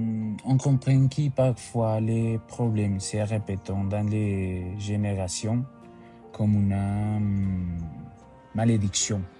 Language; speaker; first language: French; non-native, learner; Spanish